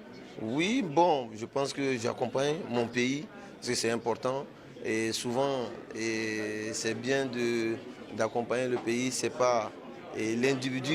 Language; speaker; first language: French; native; French